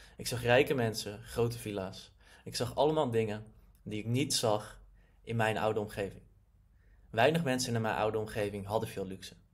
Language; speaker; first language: Dutch; native; Dutch